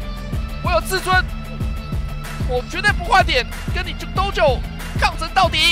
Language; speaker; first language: Chinese; native; Chinese